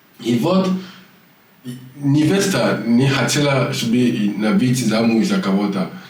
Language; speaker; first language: Russian; non-native, learner; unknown